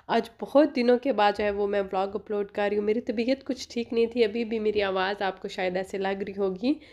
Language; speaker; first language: Urdu; native; Urdu